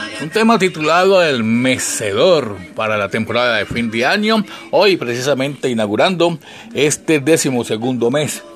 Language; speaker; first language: Spanish; native; Spanish